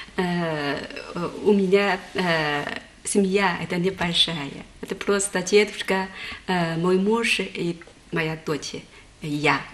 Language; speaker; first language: Russian; non-native, learner; Chinese